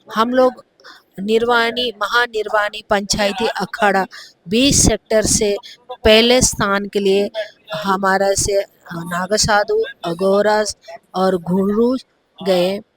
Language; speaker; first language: Hindi; non-native, local second language; Telugu